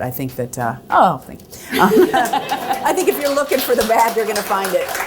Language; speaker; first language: English; native; English